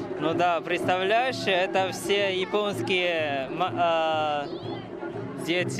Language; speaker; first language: Russian; non-native, fluent; Chinese